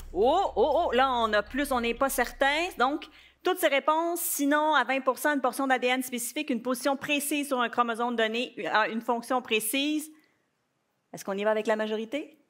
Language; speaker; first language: French; native; French